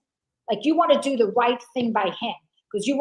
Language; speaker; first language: English; native; English